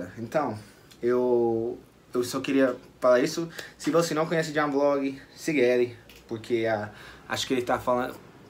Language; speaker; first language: Portuguese; non-native, fluent; English